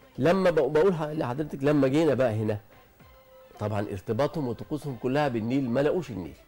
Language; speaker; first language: Egyptian Arabic; non-native, local second language; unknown